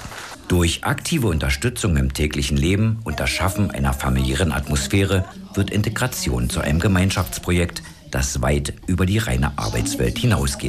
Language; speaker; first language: German; native; German